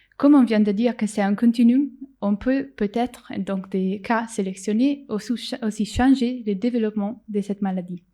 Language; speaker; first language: French; non-native, fluent; Italian